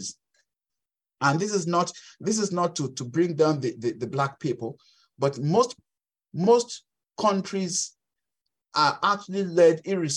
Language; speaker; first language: English; non-native, local second language; Yoruba